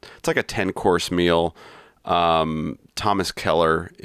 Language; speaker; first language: English; native; English